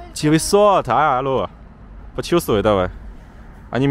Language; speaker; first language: Russian; non-native, learner; Chinese